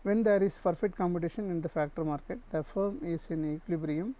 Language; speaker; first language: English; non-native, local second language; Tamil